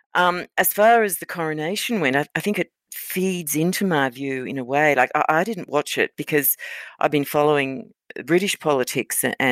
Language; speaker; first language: English; native; English